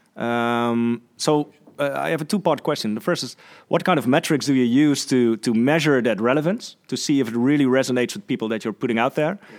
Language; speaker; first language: English; non-native, fluent; Dutch